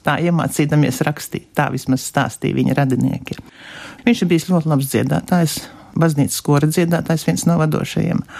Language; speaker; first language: Latvian; native; Latvian